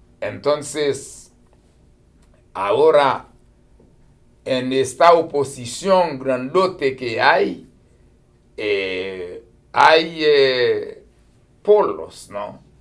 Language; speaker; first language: Spanish; non-native, fluent; Haitian Creole